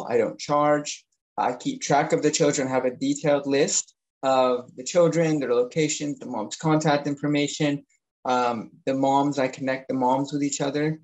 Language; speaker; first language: English; native; English